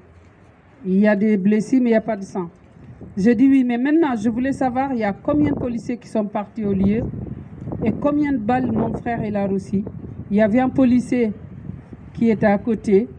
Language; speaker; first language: French; non-native, local second language; Wolof